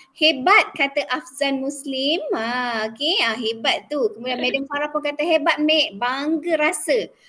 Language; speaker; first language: Malay; native; Malay